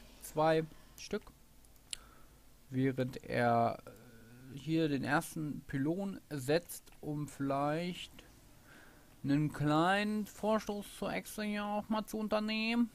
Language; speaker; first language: German; native; German